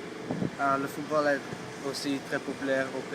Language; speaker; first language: French; non-native, learner; Dutch